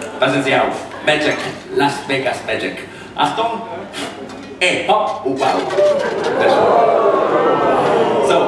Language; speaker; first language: German; non-native, fluent; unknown